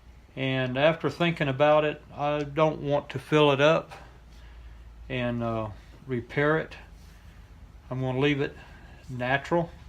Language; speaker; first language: English; native; English